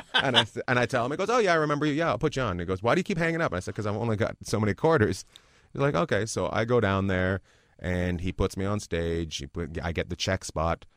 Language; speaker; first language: English; native; English